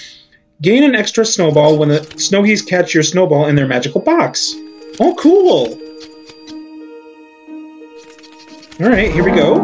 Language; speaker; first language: English; native; English